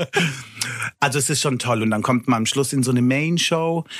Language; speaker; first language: German; non-native, fluent; Italian